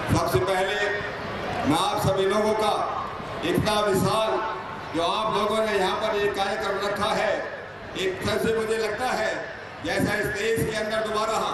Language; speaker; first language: Hindi; native; Hindi